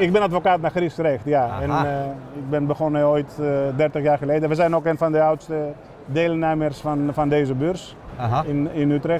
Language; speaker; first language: Dutch; non-native, fluent; Greek